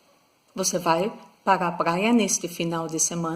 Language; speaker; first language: Portuguese; non-native, fluent; German